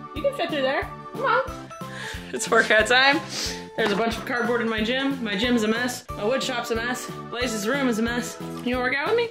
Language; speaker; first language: English; native; English